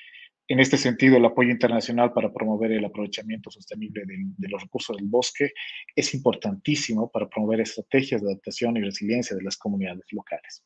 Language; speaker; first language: Spanish; native; Spanish